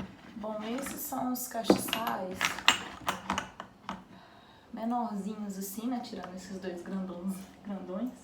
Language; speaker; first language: Portuguese; native; Portuguese